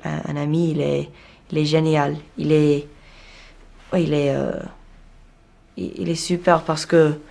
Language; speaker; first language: French; non-native, learner; English